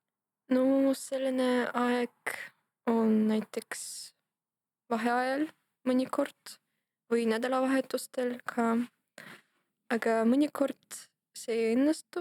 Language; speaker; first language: Estonian; non-native, local second language; Russian